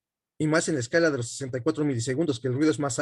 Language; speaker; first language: Spanish; native; Spanish